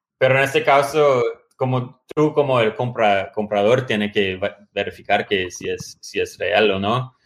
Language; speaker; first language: Spanish; non-native, fluent; English